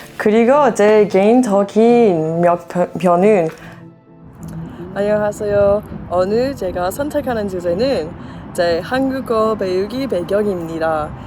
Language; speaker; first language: Korean; non-native, learner; English